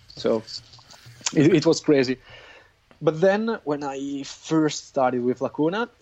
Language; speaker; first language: English; non-native, fluent; Italian